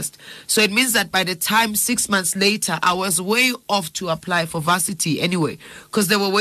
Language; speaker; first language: English; non-native, local second language; Zulu